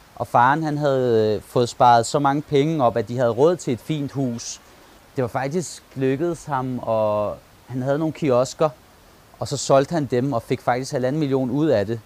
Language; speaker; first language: Danish; early bilingual, other home language; Turkish